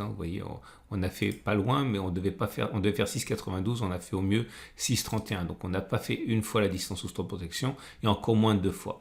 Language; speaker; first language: French; native; French